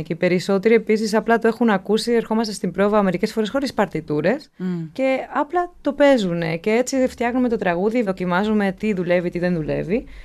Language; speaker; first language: Greek; non-native, fluent; French